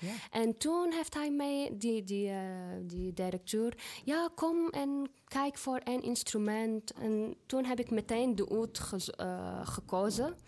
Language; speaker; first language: Dutch; non-native, fluent; Arabic